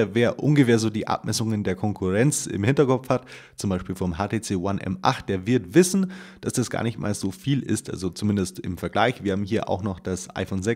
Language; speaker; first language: German; native; German